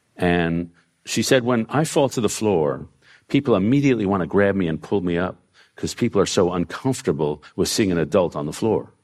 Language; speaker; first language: English; native; English